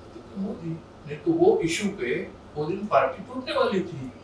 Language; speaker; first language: Hindi; non-native, local second language; Marathi